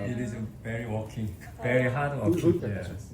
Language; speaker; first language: English; non-native, learner; Korean